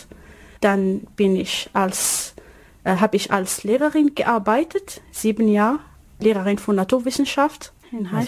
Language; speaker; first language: German; non-native, learner; Arabic